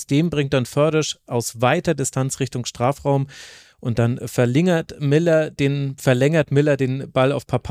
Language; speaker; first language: German; native; German